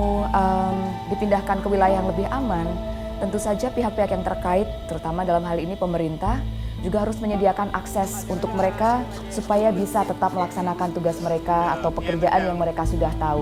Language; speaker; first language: Indonesian; native; Indonesian